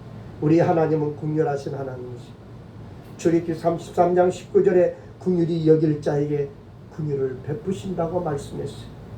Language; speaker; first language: Korean; native; Korean